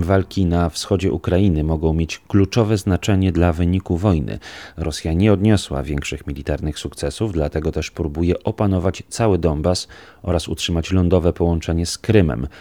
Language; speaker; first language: Polish; non-native, fluent; Ukrainian